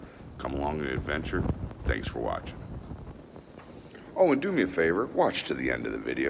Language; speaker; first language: English; native; English